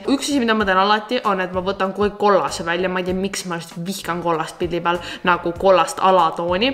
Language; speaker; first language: Estonian; native; Estonian